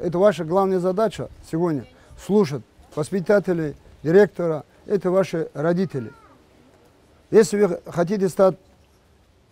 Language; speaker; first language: Russian; non-native, local second language; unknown